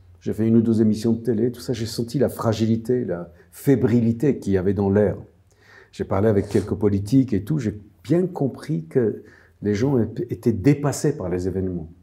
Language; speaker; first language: French; non-native, fluent; Armenian